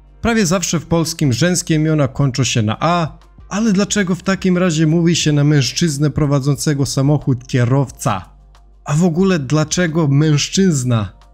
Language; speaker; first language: Polish; non-native, fluent; Serbian